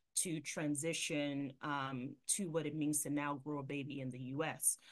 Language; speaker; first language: English; native; English